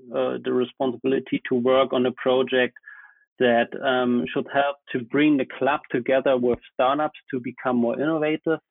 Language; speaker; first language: English; non-native, fluent; German